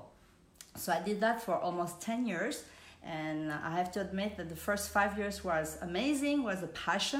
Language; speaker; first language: English; non-native, fluent; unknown